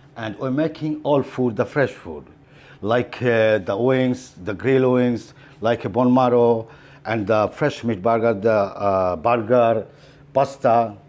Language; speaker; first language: English; non-native, learner; French